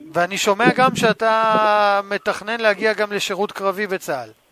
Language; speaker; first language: Hebrew; native; Hebrew